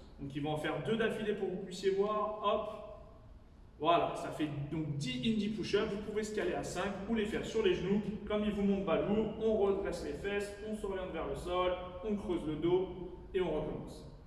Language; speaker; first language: French; native; French